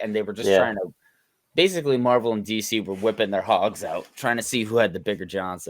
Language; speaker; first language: English; native; English